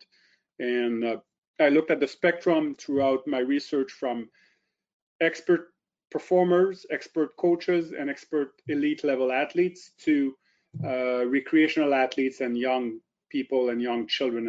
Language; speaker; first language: English; non-native, fluent; French